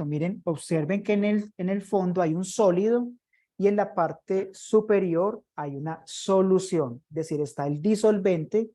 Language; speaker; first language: Spanish; native; Spanish